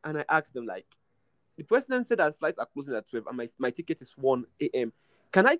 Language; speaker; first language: English; non-native, local second language; Krio